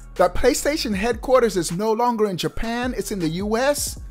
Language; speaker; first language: English; native; English